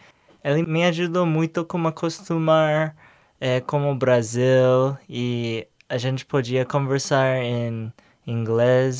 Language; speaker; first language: Portuguese; non-native, learner; English